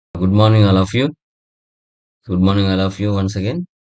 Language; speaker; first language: English; non-native, local second language; Telugu